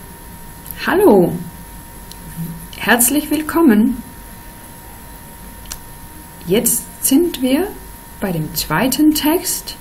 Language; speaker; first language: German; non-native, fluent; Danish